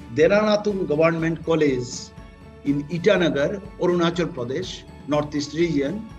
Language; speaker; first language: English; non-native, local second language; Bangla